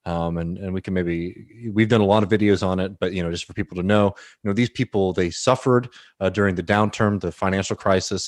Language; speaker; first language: English; native; English